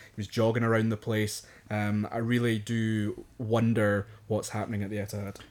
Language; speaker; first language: English; native; English